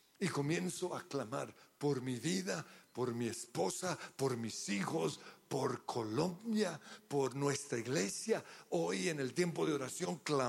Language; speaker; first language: Spanish; early bilingual, other home language; English